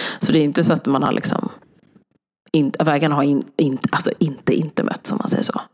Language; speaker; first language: Swedish; early bilingual, other home language; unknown